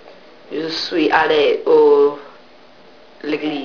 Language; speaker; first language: French; non-native, learner; English